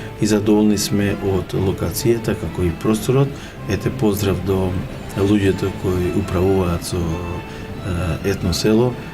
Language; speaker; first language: Macedonian; non-native, local second language; Romany